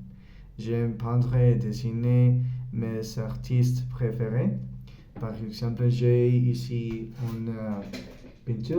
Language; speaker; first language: French; non-native, learner; Spanish